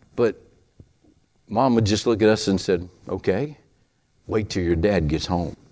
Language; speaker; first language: English; native; English